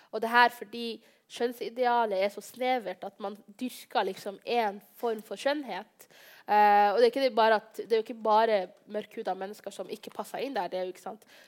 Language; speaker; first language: Norwegian; early bilingual, other home language; Somali